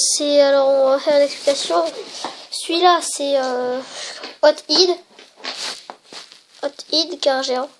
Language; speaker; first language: French; native; French